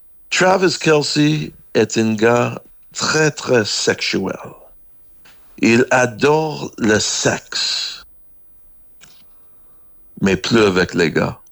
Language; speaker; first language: French; non-native, learner; English